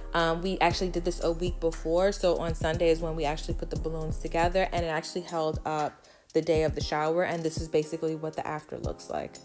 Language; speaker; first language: English; native; English